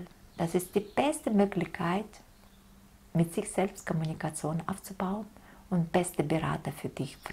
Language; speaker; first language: German; non-native, fluent; Russian